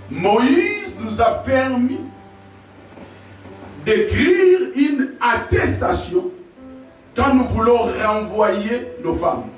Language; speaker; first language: French; non-native, local second language; Lingala